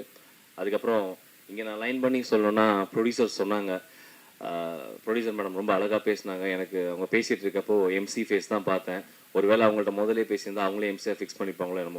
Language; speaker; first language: Tamil; native; Tamil